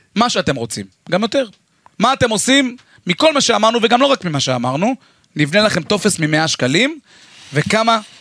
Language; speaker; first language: Hebrew; native; Hebrew